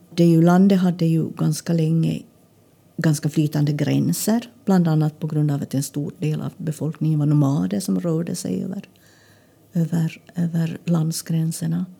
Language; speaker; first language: Swedish; native; Swedish